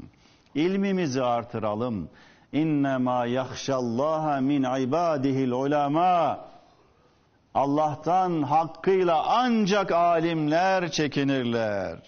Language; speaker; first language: Turkish; native; Turkish